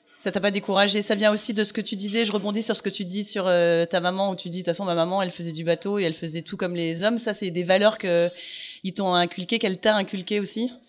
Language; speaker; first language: French; native; French